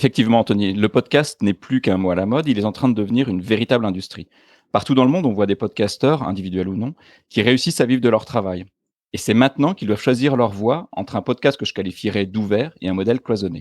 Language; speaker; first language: French; native; French